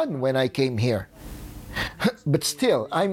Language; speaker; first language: English; non-native, local second language; Filipino